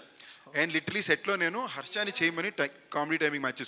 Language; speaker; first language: Telugu; native; Telugu